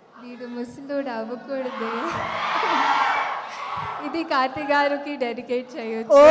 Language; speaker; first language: Telugu; non-native, fluent; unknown